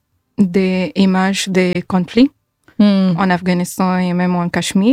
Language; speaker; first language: French; non-native, fluent; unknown